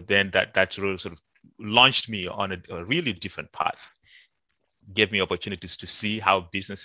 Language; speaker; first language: English; non-native, local second language; Shona